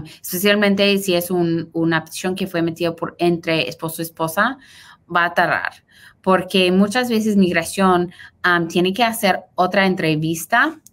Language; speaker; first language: Spanish; early bilingual, heritage; Spanish